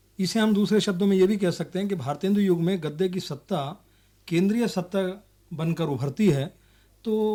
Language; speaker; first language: Hindi; native; Hindi